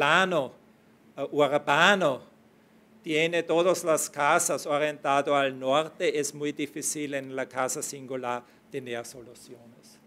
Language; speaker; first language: Spanish; non-native, fluent; German